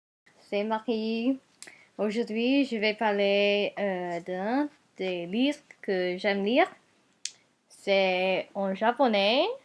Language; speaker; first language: French; non-native, learner; Japanese